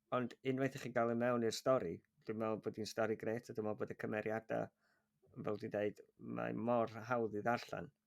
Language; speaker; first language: Welsh; native; Welsh